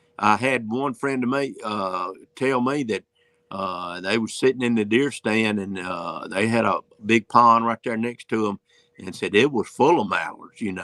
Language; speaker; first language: English; native; English